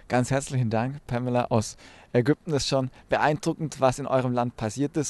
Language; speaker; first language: German; native; German